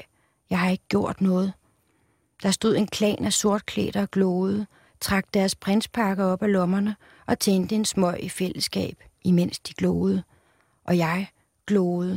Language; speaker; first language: Danish; native; Danish